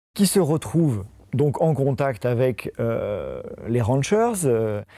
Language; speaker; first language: French; native; French